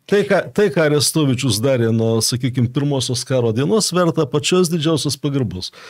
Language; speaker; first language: Lithuanian; native; Lithuanian